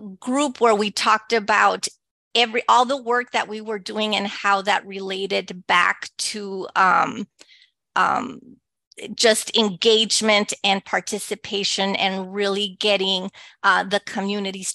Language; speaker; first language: English; early bilingual, other home language; Spanish